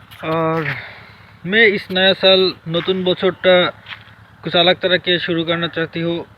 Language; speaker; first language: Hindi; non-native, learner; Bangla